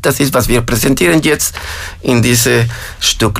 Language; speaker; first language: German; non-native, fluent; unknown